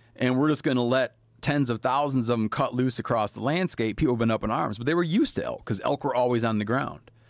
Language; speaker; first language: English; native; English